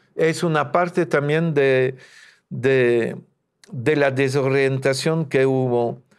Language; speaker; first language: Spanish; non-native, fluent; French